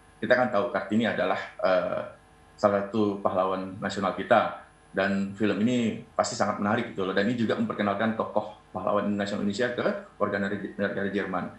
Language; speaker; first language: Indonesian; native; Indonesian